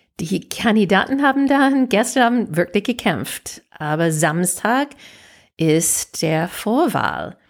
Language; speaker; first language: German; non-native, fluent; English